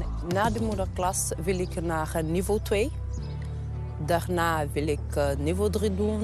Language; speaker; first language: Dutch; non-native, learner; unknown